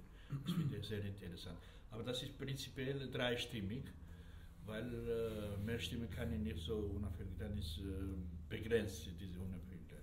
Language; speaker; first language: German; non-native, fluent; Georgian